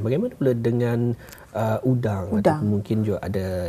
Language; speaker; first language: Malay; native; Malay